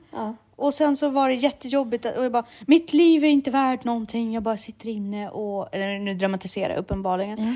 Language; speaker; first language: Swedish; early bilingual, other home language; Russian